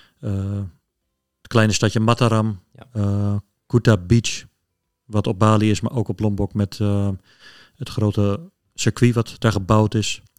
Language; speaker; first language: Dutch; native; Dutch